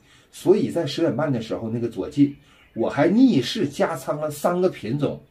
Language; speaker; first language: Chinese; native; Chinese